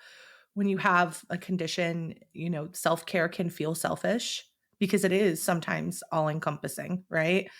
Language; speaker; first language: English; native; English